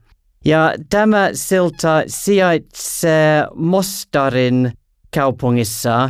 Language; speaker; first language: Finnish; non-native, learner; English